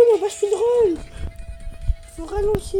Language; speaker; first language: French; native; French